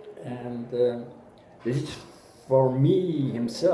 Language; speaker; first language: English; non-native, learner; German